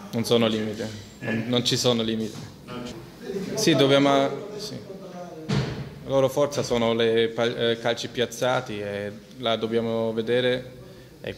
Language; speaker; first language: Italian; early bilingual, heritage; Italian